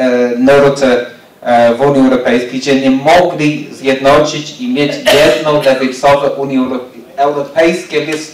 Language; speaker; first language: Polish; non-native, learner; English